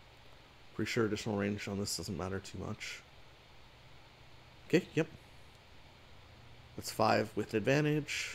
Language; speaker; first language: English; native; English